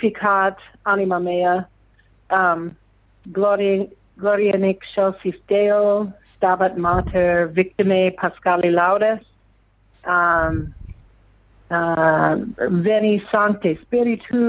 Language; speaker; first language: English; native; English